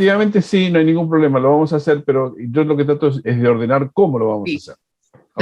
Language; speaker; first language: Spanish; native; Spanish